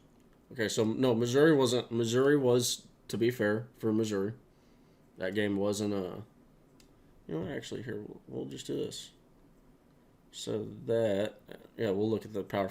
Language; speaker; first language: English; native; English